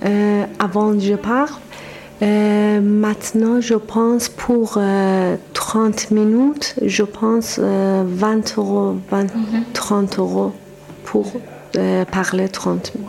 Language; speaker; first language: French; non-native, learner; Persian